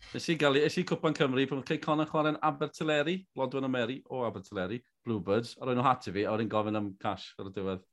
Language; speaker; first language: Welsh; native; Welsh